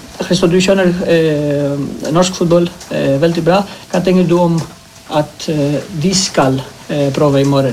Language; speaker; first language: Norwegian; non-native, learner; Greek